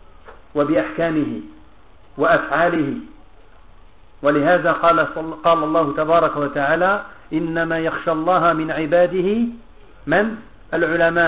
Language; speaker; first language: Arabic; non-native, fluent; French